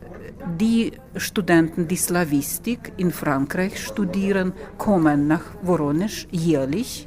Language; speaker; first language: German; non-native, fluent; Russian